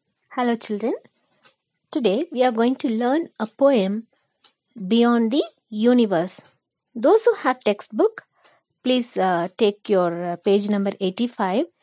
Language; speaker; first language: English; non-native, local second language; Tamil